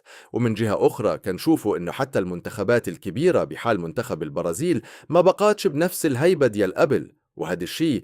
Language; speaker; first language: Arabic; native; Arabic